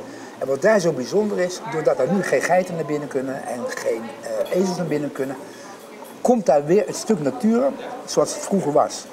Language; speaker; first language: Dutch; native; Dutch